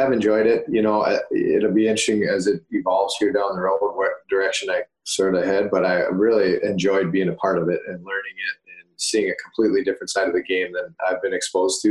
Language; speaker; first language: English; native; English